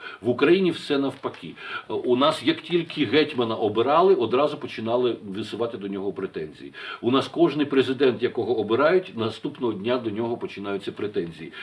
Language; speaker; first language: Ukrainian; native; Ukrainian